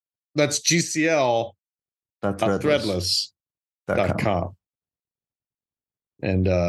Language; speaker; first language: English; native; English